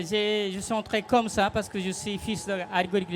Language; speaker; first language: French; non-native, fluent; Japanese